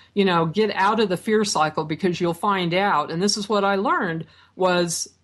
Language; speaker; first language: English; native; English